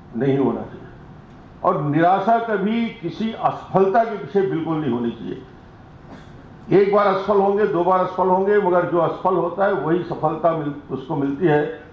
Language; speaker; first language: Hindi; native; Hindi